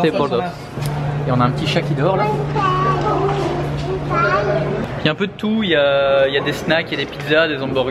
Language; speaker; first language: French; native; French